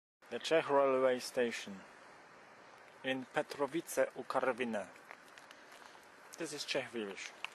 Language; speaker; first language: English; non-native, learner; Polish